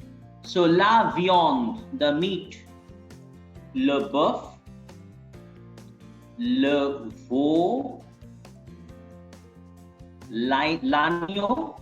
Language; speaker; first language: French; non-native, fluent; Bangla